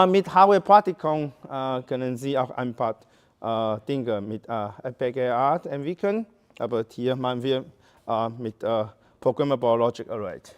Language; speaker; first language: German; non-native, learner; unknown